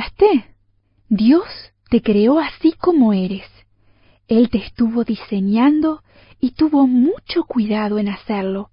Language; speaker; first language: Spanish; native; Spanish